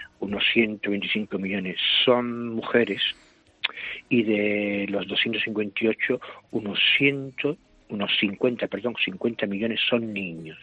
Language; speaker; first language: Spanish; native; Spanish